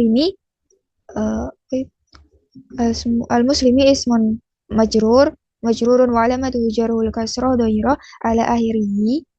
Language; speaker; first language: Arabic; non-native, learner; Indonesian